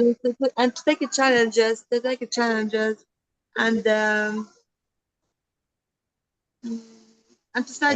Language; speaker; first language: English; non-native, learner; Arabic